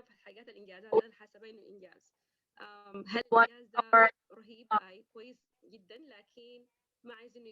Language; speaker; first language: Arabic; native; Arabic